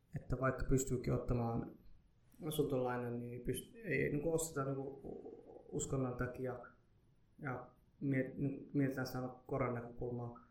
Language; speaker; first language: Finnish; early bilingual, other home language; Somali